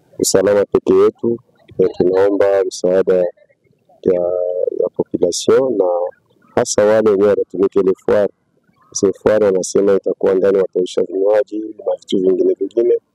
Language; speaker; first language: Swahili; native; Swahili